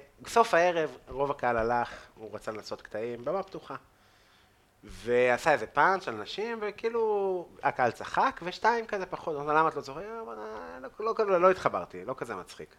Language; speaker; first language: Hebrew; native; Hebrew